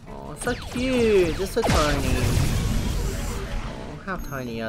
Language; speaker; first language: English; native; English